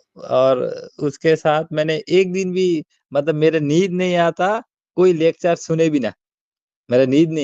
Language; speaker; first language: Hindi; non-native, learner; Bangla